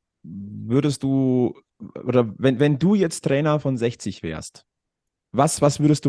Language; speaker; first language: German; native; German